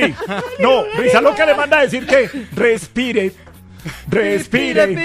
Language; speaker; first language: Spanish; native; Spanish